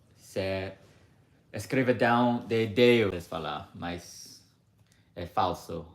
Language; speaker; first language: Portuguese; non-native, learner; English